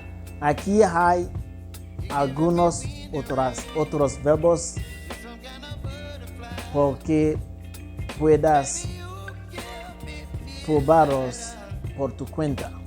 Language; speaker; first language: Spanish; non-native, fluent; Haitian Creole